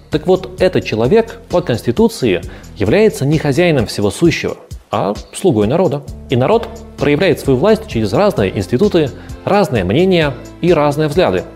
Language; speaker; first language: Russian; native; Russian